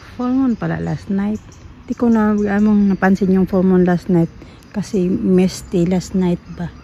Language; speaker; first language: Filipino; non-native, local second language; Cebuano